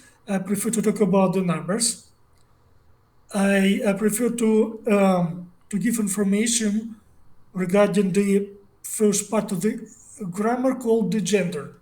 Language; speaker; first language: English; non-native, learner; Russian